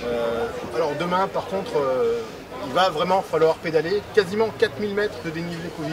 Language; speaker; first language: French; native; French